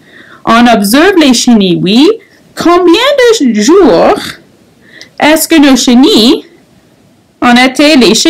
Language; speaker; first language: French; non-native, fluent; English